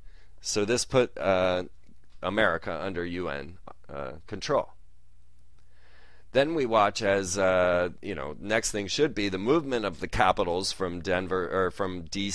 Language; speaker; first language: English; native; English